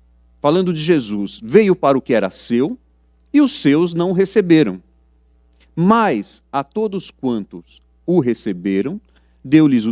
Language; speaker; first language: Portuguese; native; Portuguese